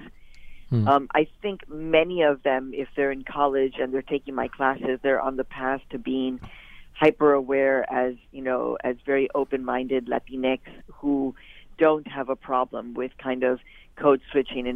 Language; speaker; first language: English; native; English